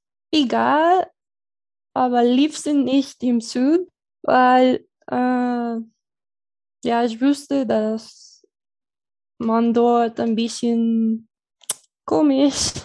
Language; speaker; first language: German; non-native, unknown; Spanish